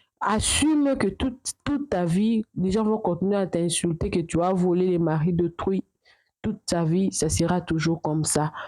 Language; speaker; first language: French; non-native, local second language; Lingala